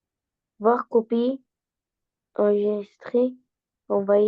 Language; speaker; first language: French; non-native, learner; Arabic